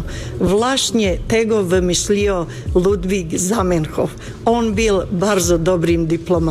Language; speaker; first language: Polish; non-native, fluent; Bosnian